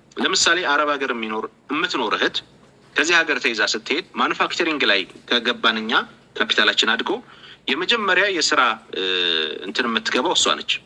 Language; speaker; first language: Amharic; native; Amharic